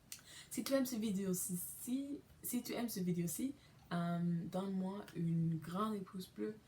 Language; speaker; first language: French; non-native, learner; English